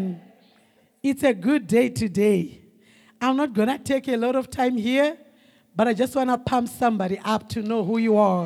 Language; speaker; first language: English; non-native, local second language; Shona